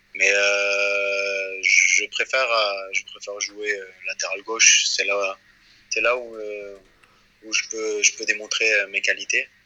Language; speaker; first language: French; early bilingual, other home language; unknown